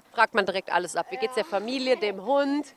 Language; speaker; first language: German; native; German